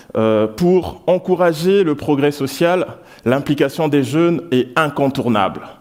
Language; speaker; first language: French; non-native, local second language; Lingala